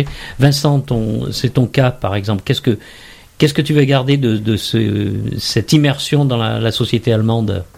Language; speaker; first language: French; native; French